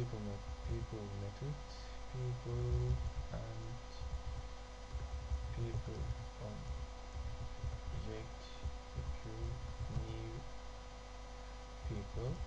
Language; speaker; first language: English; non-native, learner; Turkish